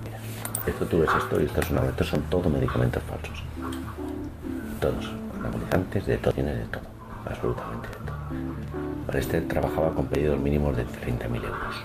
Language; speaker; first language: Spanish; native; Spanish